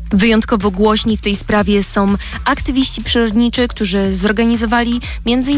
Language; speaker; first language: Polish; native; Polish